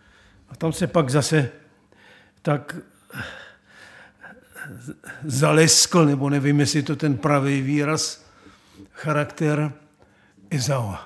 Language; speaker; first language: Czech; native; Czech